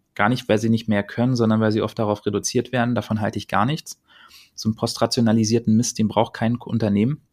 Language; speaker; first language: German; native; German